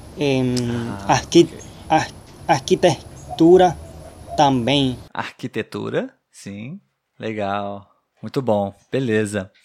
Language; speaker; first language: Portuguese; non-native, learner; Spanish